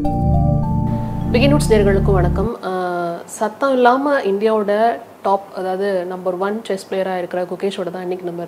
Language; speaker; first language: Tamil; native; Tamil